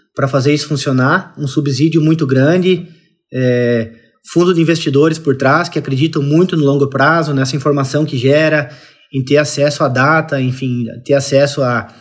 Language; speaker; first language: Portuguese; native; Portuguese